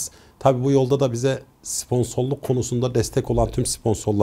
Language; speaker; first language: Turkish; native; Turkish